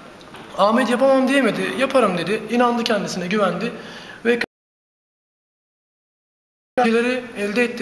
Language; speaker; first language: Turkish; native; Turkish